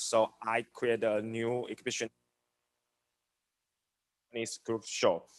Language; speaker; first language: English; non-native, learner; Chinese